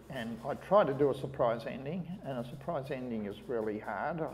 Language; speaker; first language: English; native; English